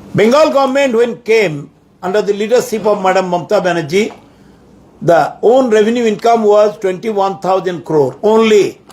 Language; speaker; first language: English; non-native, local second language; Bangla